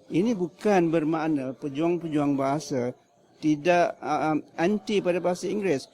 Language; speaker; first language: Malay; native; Malay